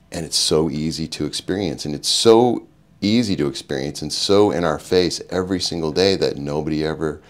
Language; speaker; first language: English; native; English